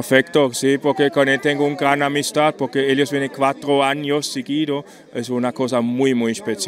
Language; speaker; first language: Spanish; non-native, learner; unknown